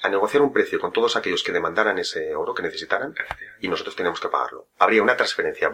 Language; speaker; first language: Spanish; native; Spanish